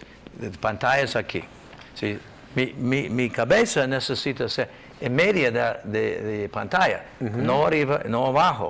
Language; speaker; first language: Spanish; non-native, learner; English